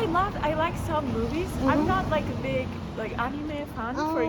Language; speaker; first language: English; non-native, fluent; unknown